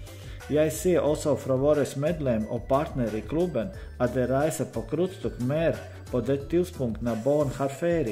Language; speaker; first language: Swedish; non-native, learner; Danish